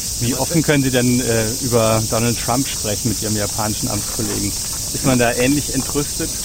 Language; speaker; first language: German; native; German